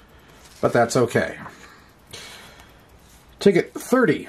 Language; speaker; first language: English; native; English